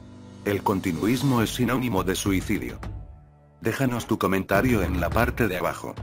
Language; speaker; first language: Spanish; native; Spanish